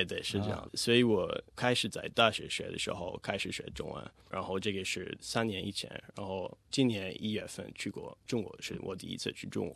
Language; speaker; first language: Chinese; non-native, fluent; English